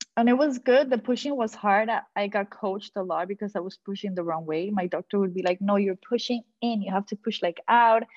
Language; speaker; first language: English; non-native, fluent; Spanish